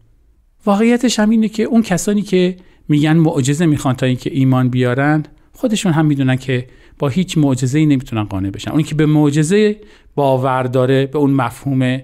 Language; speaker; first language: Persian; native; Persian